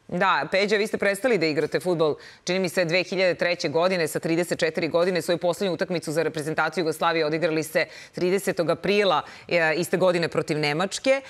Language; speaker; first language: Serbian; native; Serbian